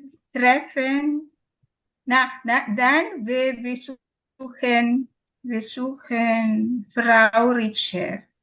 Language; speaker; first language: German; non-native, learner; Filipino